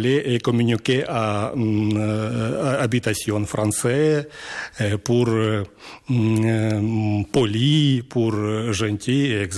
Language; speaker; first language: French; non-native, learner; Ukrainian